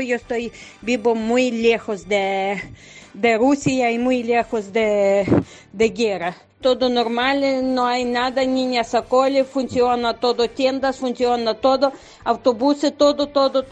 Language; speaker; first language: Spanish; non-native, learner; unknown